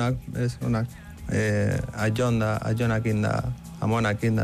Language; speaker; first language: Basque; early bilingual, other home language; Arabic